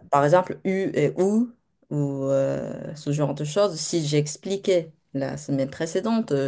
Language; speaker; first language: French; non-native, fluent; Japanese